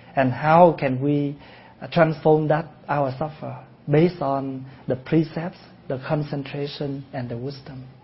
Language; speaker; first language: English; non-native, fluent; Vietnamese